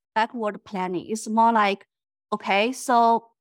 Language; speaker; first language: English; non-native, fluent; Chinese